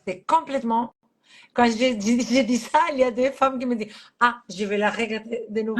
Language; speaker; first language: French; non-native, fluent; Catalan